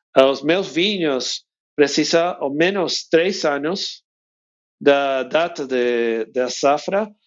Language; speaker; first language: Portuguese; non-native, learner; English